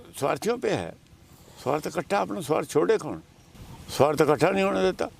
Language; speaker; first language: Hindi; non-native, local second language; Punjabi